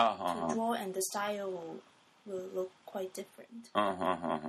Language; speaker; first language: English; non-native, learner; Japanese